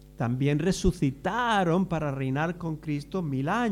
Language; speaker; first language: Spanish; native; Spanish